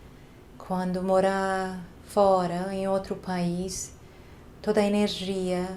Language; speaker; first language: Portuguese; non-native, fluent; Hungarian